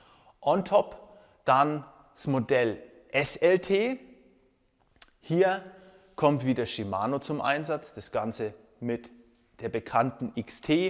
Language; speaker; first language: German; native; German